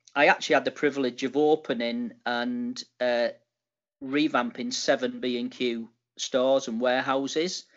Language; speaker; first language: English; native; English